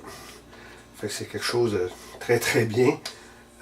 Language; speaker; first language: French; native; French